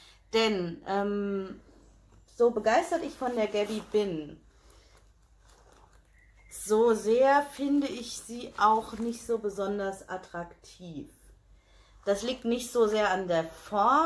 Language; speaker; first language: German; native; German